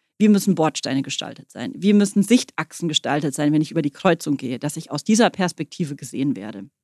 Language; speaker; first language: German; native; German